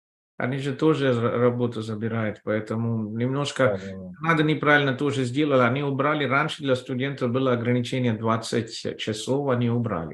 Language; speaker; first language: Russian; non-native, fluent; Telugu